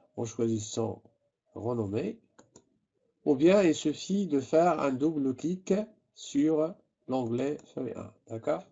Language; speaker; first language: French; non-native, local second language; Arabic